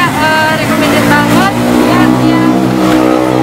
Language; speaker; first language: English; non-native, learner; Indonesian